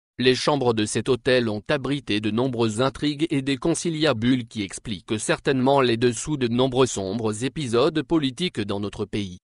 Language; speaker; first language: French; non-native, local second language; Arabic